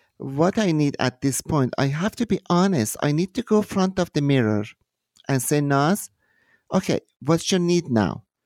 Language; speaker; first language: English; non-native, fluent; Persian